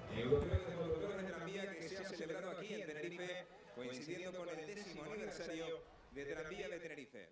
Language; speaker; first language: Spanish; native; Spanish